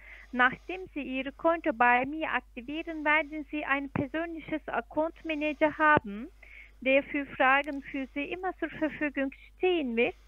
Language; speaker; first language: German; non-native, fluent; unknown